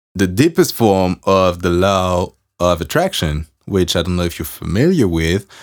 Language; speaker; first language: English; non-native, fluent; French